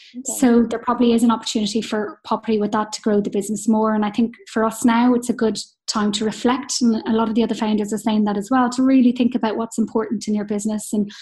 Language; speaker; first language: English; native; English